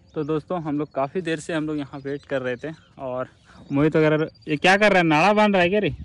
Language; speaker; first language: Hindi; native; Hindi